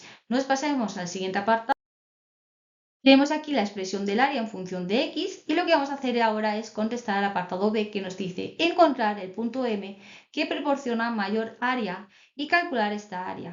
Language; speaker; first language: Spanish; native; Spanish